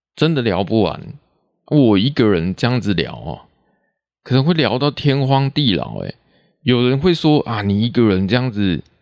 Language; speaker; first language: Chinese; non-native, local second language; Min Nan Chinese